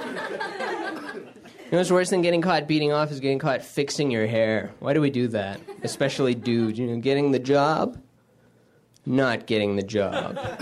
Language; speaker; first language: English; native; English